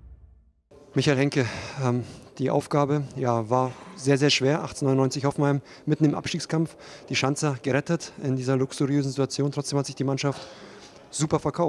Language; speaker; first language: German; native; German